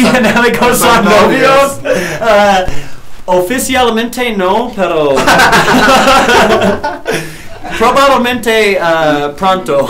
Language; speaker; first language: Spanish; non-native, learner; English